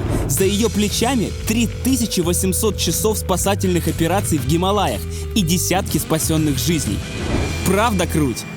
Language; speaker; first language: Russian; native; Russian